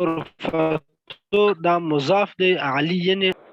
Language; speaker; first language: Arabic; non-native, learner; Pashto